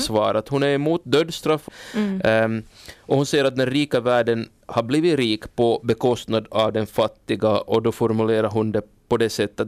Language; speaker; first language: Swedish; native; Swedish